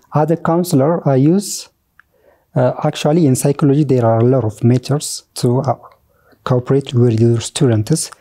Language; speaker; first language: English; non-native, fluent; Oromo